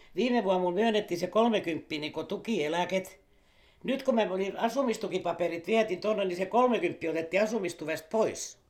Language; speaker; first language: Finnish; native; Finnish